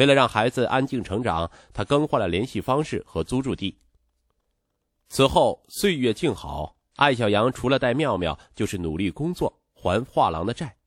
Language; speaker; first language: Chinese; native; Chinese